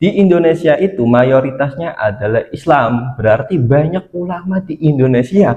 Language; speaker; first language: Indonesian; native; Indonesian